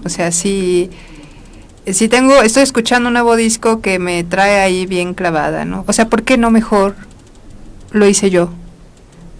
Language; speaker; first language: Spanish; native; Spanish